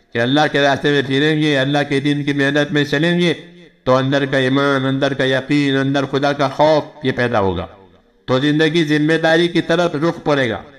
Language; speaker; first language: Urdu; non-native, local second language; Gujarati